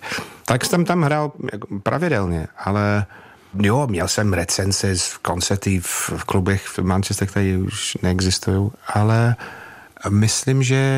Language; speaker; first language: Czech; non-native, fluent; English